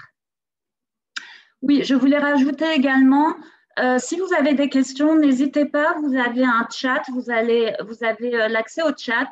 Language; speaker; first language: French; native; French